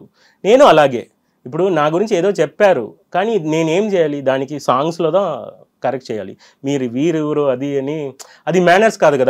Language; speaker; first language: Telugu; non-native, fluent; Tamil